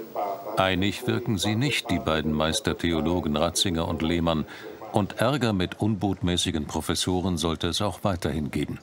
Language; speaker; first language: German; native; German